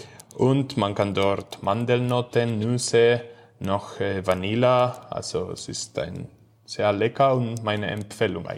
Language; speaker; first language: German; non-native, learner; Spanish